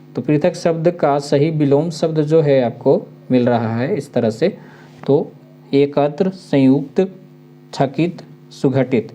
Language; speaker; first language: Hindi; native; Hindi